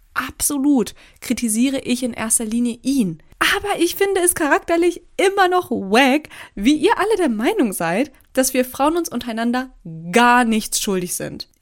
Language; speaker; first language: German; early bilingual, other home language; Turkish